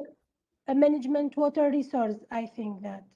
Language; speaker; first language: English; non-native, learner; Arabic